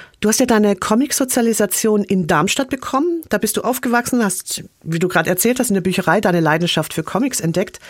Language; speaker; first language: German; native; German